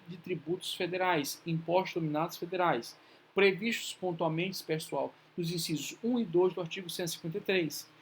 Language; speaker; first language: Portuguese; native; Portuguese